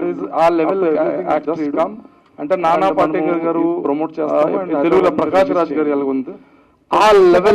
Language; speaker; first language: Telugu; non-native, learner; Marathi